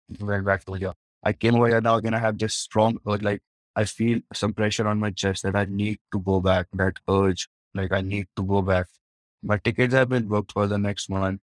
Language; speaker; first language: English; non-native, local second language; Hindi